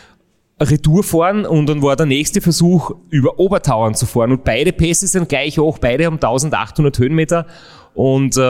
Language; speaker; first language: German; native; German